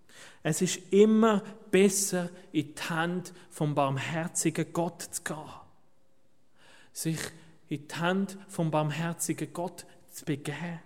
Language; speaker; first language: German; native; German